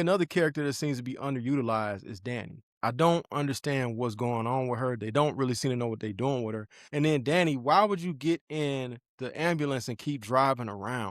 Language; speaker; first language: English; native; English